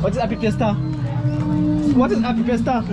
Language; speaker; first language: English; non-native, learner; French